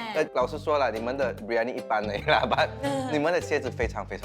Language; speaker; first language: Chinese; non-native, local second language; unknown